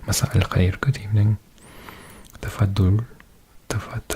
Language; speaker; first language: Arabic; non-native, learner; English